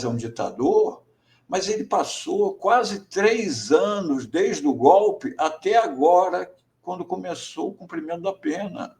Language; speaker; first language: Portuguese; native; Portuguese